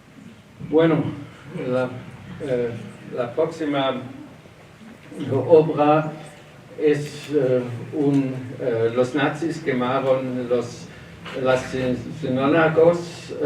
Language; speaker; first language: Spanish; non-native, learner; German